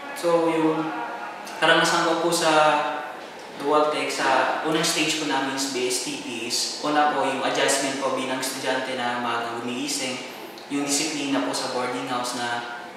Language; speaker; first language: Filipino; non-native, local second language; Cebuano